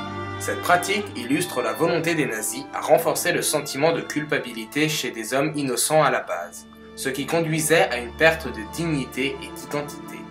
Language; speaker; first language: French; native; French